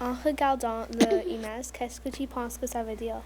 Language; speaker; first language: French; non-native, local second language; English